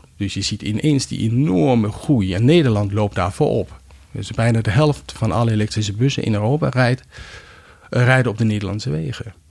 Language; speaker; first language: Dutch; non-native, fluent; Danish